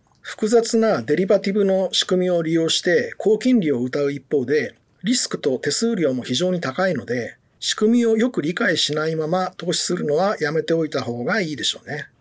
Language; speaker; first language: Japanese; native; Japanese